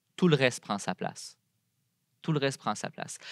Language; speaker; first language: French; native; French